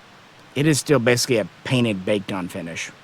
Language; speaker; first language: English; native; English